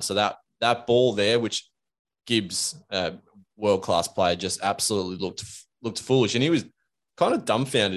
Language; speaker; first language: English; native; English